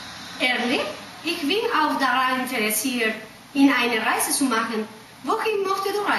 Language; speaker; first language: German; non-native, learner; Spanish